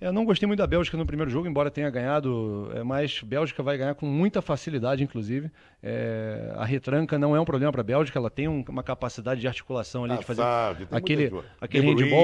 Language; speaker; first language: Portuguese; native; Portuguese